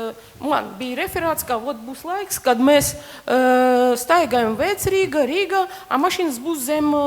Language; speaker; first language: Latvian; non-native, local second language; Russian